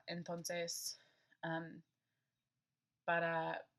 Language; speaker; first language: Spanish; non-native, learner; English